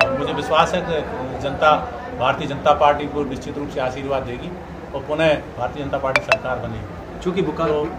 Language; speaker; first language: Hindi; native; Hindi